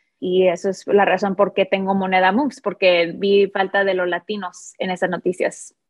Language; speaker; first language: Spanish; early bilingual, heritage; Spanish